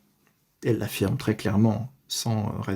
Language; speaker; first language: French; native; French